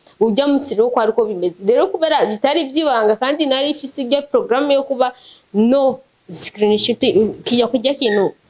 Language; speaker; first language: Rundi; non-native, local second language; Swahili